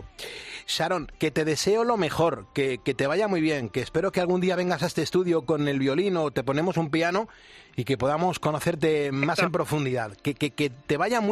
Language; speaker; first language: Spanish; native; Spanish